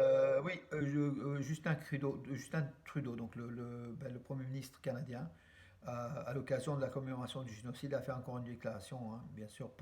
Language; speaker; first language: French; native; French